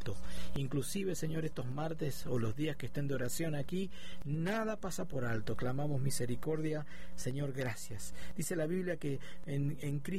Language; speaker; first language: Spanish; native; Spanish